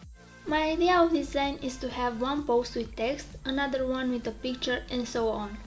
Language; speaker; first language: English; non-native, fluent; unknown